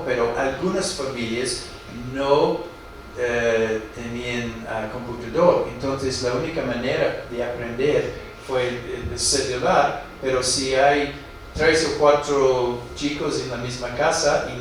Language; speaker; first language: Spanish; non-native, fluent; English